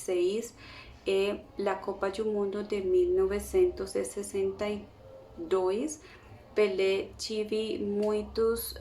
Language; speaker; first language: Portuguese; non-native, learner; Spanish